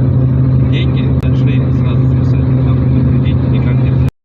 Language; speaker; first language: Russian; native; Russian